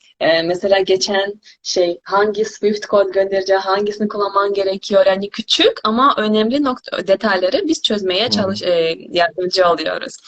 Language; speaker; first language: Turkish; non-native, fluent; Korean